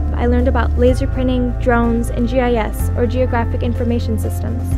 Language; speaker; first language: English; native; English